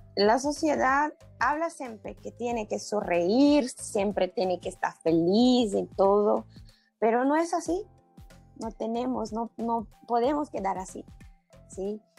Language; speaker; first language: Spanish; non-native, learner; Portuguese